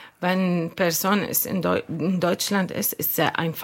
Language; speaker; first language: German; non-native, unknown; Arabic